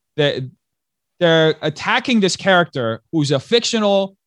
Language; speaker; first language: English; early bilingual, other home language; Portuguese